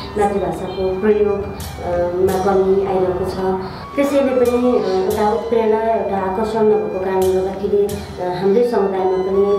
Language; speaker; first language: Nepali; non-native, local second language; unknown